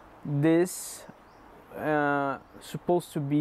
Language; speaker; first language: English; non-native, learner; Portuguese